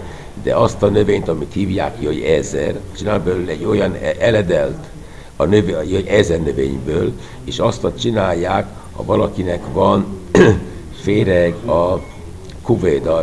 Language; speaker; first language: Hungarian; non-native, fluent; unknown